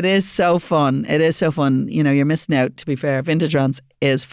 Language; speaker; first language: English; native; English